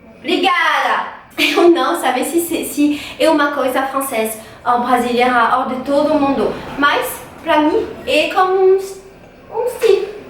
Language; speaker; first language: Portuguese; non-native, learner; French